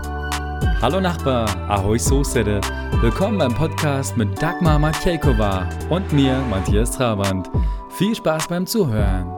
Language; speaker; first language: German; native; German